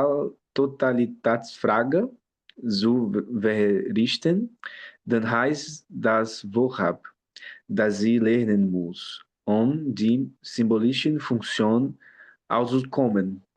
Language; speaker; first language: German; non-native, learner; Portuguese